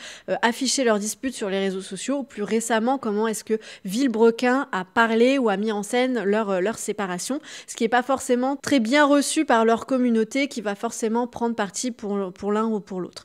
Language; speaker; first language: French; native; French